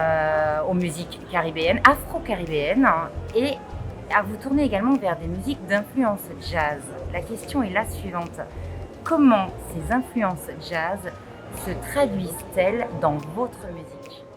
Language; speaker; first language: French; native; French